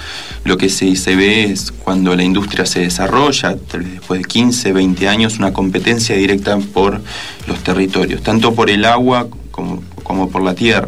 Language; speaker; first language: Spanish; native; Spanish